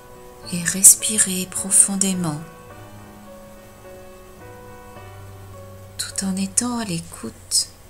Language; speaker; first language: French; native; French